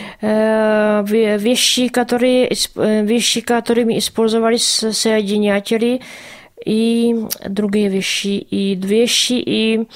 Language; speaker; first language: Russian; non-native, learner; Czech